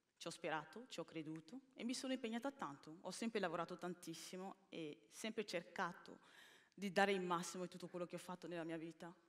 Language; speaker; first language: Italian; early bilingual, other home language; Bini